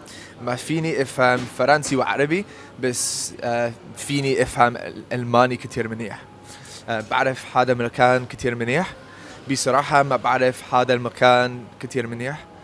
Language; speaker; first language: Arabic; non-native, learner; English